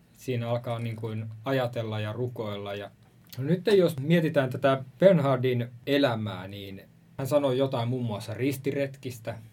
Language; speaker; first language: Finnish; native; Finnish